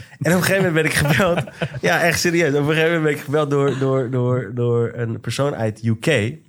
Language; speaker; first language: Dutch; early bilingual, other home language; Persian